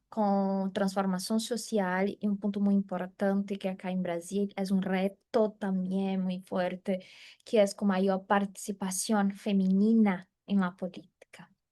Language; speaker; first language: Spanish; non-native, fluent; Portuguese